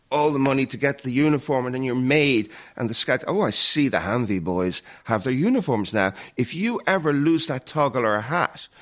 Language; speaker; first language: English; native; English